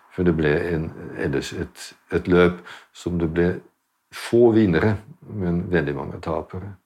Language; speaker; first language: Norwegian; non-native, fluent; Dutch